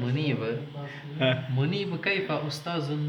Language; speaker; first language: Arabic; non-native, fluent; Urdu